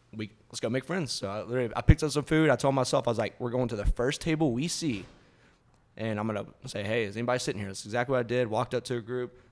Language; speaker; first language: English; native; English